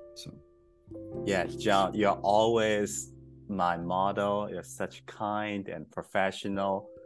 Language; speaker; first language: English; non-native, fluent; Chinese